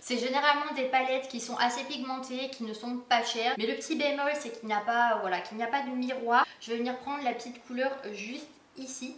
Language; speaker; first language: French; native; French